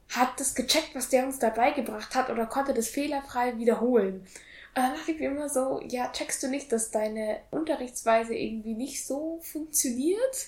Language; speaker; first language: German; native; German